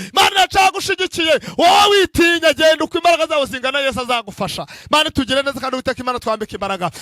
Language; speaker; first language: Kinyarwanda; native; Kinyarwanda